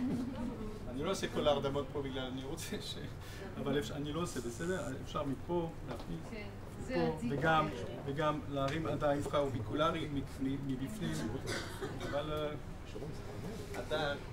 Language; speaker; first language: Hebrew; non-native, fluent; French